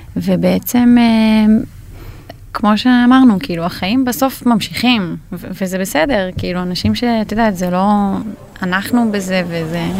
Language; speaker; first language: Hebrew; native; Hebrew